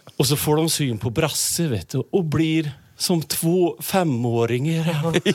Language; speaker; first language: Swedish; native; Swedish